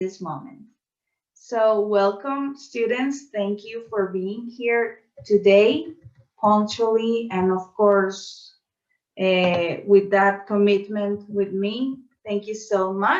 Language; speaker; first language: English; non-native, fluent; Spanish